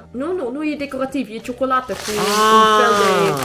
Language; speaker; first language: Romanian; non-native, learner; Dutch